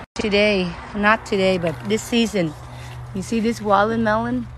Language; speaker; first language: English; non-native, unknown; Vietnamese